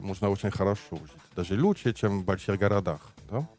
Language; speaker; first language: Russian; non-native, learner; French